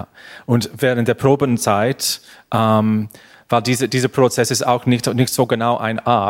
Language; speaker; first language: German; non-native, learner; English